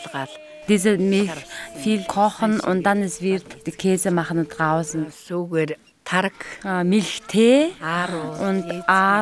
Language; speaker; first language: German; non-native, learner; Mongolian